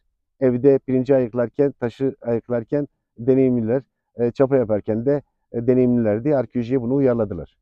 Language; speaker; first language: Turkish; native; Turkish